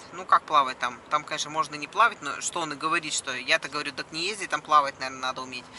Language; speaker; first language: Russian; native; Russian